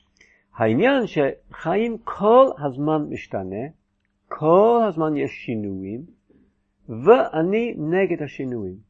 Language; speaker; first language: Hebrew; non-native, fluent; English